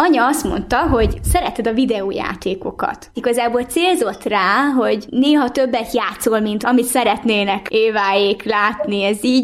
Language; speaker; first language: Hungarian; native; Hungarian